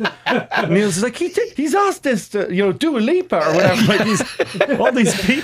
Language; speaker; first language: English; native; English